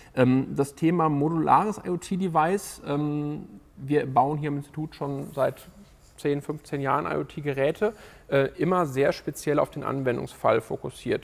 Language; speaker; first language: German; native; German